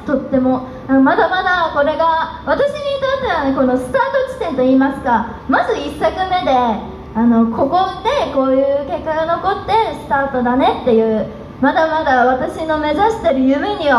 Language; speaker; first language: Japanese; native; Japanese